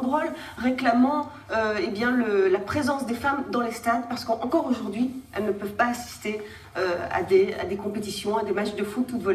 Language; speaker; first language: French; native; French